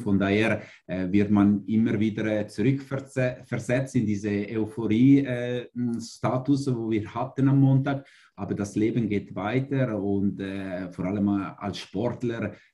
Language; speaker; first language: German; non-native, local second language; Italian